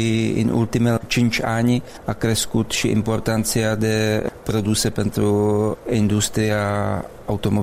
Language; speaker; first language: Romanian; non-native, learner; Czech